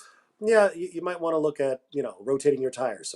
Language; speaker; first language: English; native; English